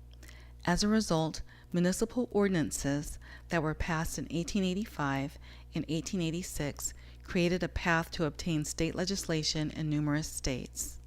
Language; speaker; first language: English; native; English